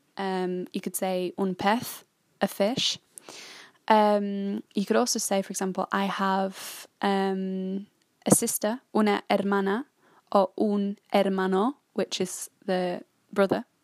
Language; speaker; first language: English; native; English